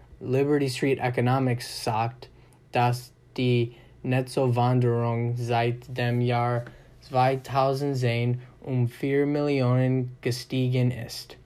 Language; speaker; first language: German; non-native, learner; English